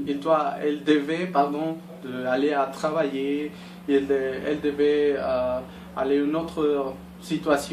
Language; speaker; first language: French; non-native, learner; Spanish